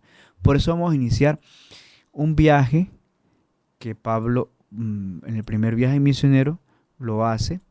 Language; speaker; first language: Spanish; native; Spanish